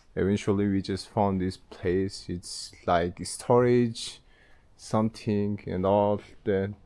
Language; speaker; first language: English; non-native, learner; Mongolian